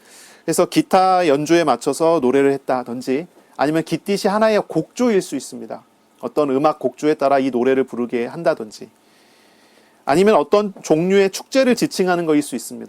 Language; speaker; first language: Korean; native; Korean